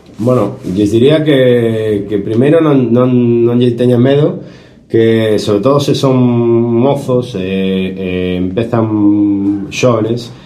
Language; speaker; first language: Galician; non-native, local second language; Spanish